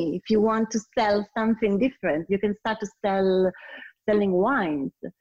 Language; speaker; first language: English; non-native, learner; Italian